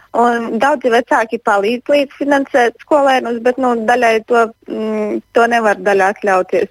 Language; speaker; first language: Latvian; native; Latvian